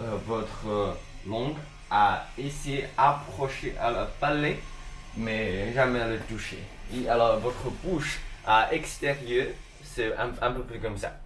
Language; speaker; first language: French; non-native, learner; Chinese